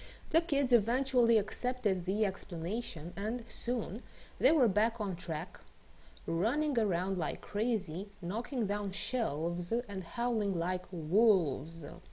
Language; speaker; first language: English; non-native, fluent; Romanian